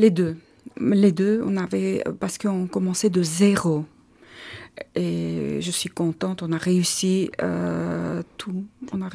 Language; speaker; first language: French; non-native, learner; Armenian